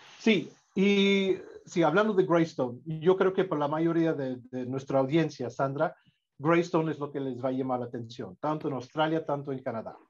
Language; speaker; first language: Spanish; non-native, fluent; English